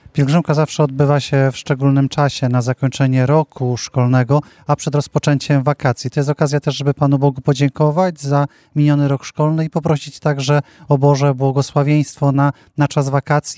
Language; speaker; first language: Polish; native; Polish